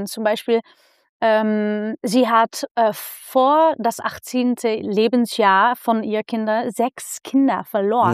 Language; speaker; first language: German; non-native, fluent; Dutch